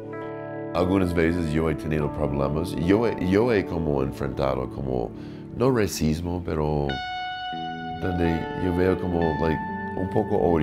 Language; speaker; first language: Spanish; non-native, learner; English